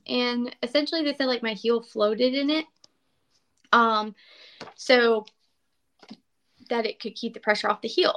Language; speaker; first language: English; native; English